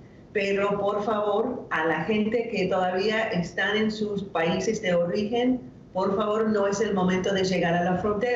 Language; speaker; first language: Spanish; non-native, fluent; English